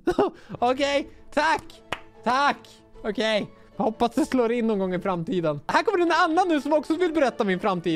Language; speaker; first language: Swedish; native; Swedish